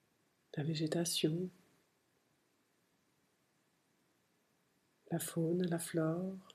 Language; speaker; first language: French; native; French